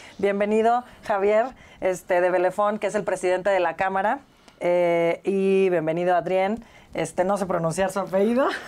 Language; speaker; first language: Spanish; native; Spanish